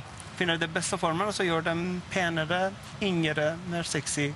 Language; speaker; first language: Norwegian; non-native, fluent; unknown